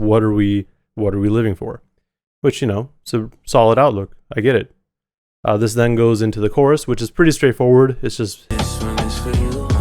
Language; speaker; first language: English; native; English